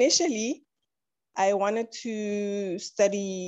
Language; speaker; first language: English; non-native, local second language; Tswana